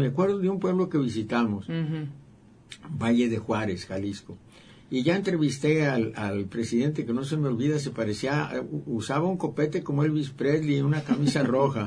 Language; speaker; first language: Spanish; native; Spanish